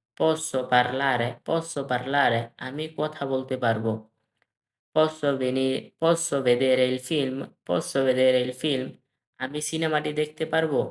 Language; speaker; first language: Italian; non-native, learner; Bangla